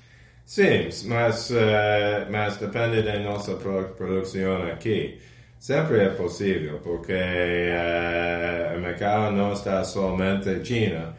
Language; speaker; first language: Portuguese; non-native, fluent; English